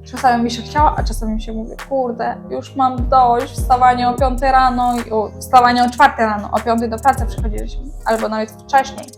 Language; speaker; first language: Polish; non-native, learner; Ukrainian